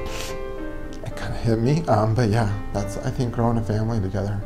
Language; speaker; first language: English; native; English